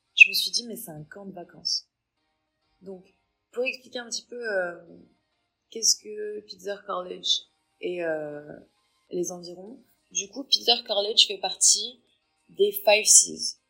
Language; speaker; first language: French; non-native, local second language; Arabic